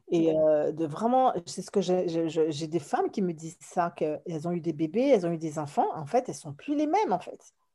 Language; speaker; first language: French; native; French